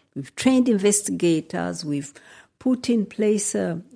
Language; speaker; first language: English; non-native, local second language; Nyankole